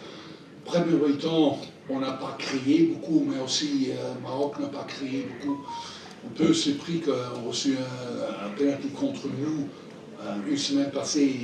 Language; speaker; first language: French; non-native, fluent; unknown